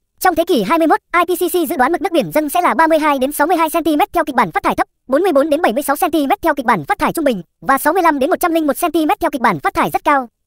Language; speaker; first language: Vietnamese; native; Vietnamese